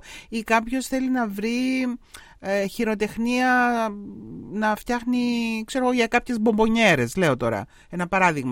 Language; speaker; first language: Greek; native; Greek